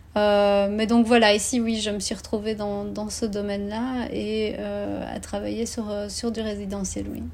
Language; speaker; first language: French; native; French